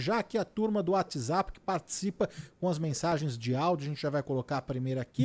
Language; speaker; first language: Portuguese; native; Portuguese